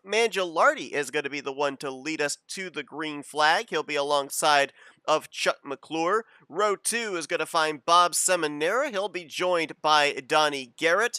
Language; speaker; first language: English; native; English